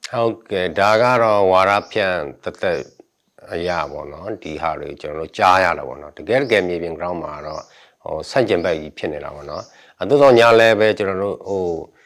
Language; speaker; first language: Burmese; non-native, local second language; S'gaw Karen